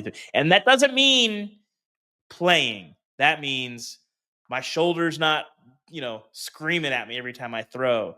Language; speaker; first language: English; native; English